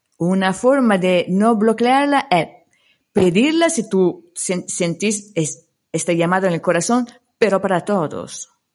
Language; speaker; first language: Spanish; non-native, fluent; Italian